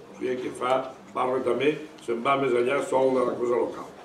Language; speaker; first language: Catalan; native; Catalan